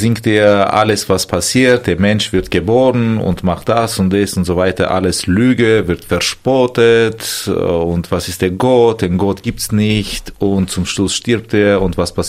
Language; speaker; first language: German; non-native, fluent; Armenian